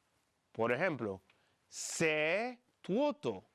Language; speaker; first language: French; non-native, fluent; Spanish